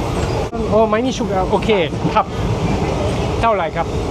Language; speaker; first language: Thai; non-native, learner; French